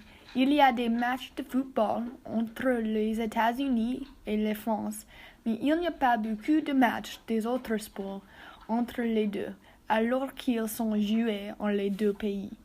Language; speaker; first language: French; non-native, learner; English